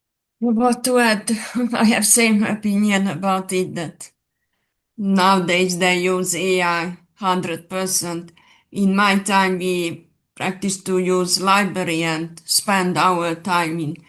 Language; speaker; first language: English; non-native, fluent; Serbian